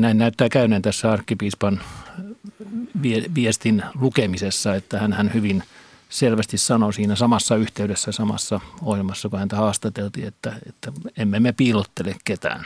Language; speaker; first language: Finnish; native; Finnish